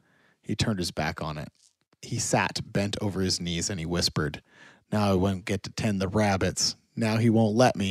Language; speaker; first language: English; native; English